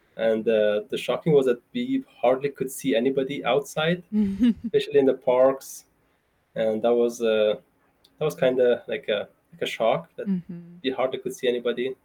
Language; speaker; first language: English; non-native, fluent; Persian